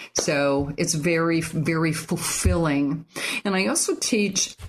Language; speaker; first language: English; native; English